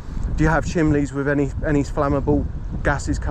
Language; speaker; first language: English; native; English